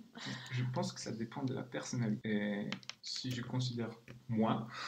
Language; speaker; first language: French; non-native, fluent; Czech